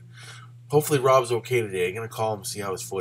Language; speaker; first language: English; native; English